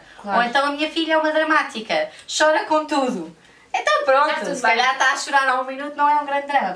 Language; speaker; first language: Portuguese; native; Portuguese